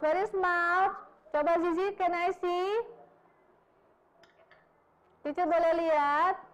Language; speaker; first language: English; non-native, fluent; Indonesian